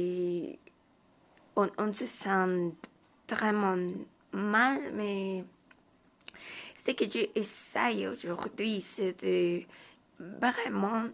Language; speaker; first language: French; non-native, learner; Spanish